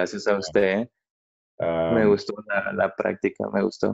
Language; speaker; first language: Spanish; native; Spanish